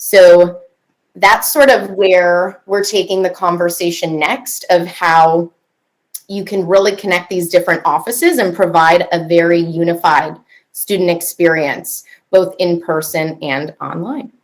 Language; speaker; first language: English; native; English